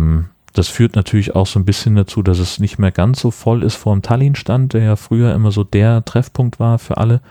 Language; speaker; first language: German; native; German